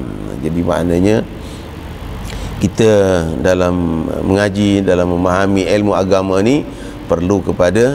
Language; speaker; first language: Malay; native; Malay